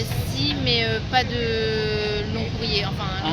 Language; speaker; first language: French; native; French